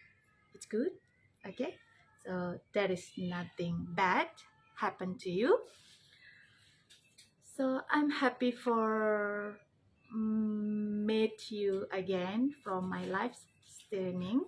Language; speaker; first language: English; non-native, learner; Indonesian